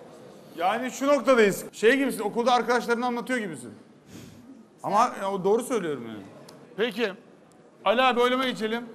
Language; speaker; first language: Turkish; native; Turkish